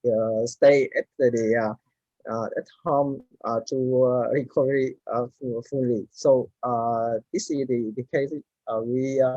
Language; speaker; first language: English; non-native, learner; Vietnamese